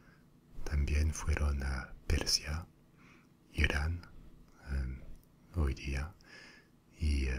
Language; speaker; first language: Spanish; non-native, fluent; French